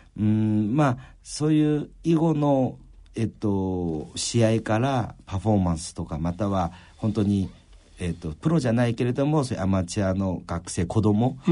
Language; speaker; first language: Japanese; early bilingual, other home language; Chinese